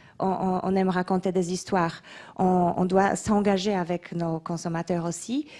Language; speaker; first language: French; non-native, fluent; Polish